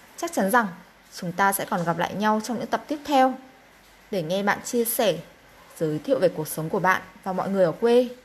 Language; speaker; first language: Vietnamese; native; Vietnamese